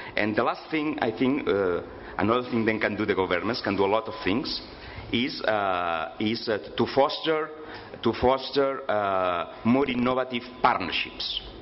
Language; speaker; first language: English; non-native, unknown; Catalan